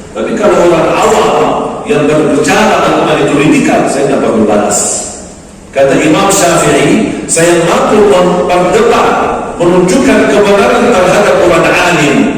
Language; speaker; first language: Malay; non-native, fluent; Arabic